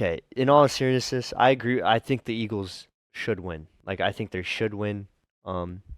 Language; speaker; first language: English; native; English